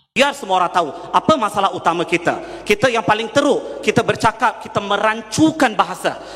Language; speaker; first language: Malay; non-native, local second language; Tamil